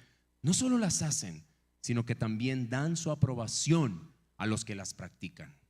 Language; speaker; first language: Spanish; native; Spanish